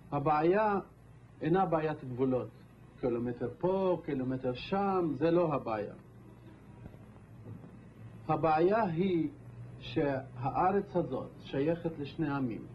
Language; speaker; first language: Hebrew; non-native, local second language; Arabic